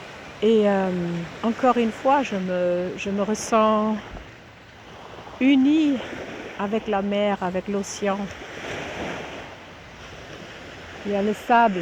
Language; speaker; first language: French; non-native, fluent; German